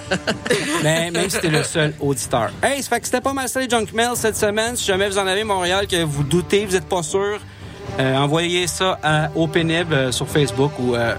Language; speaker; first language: French; native; French